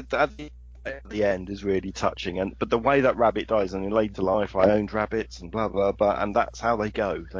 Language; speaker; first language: English; native; English